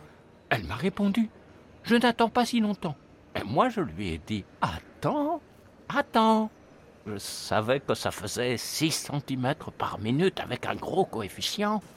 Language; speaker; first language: French; non-native, fluent; Swiss German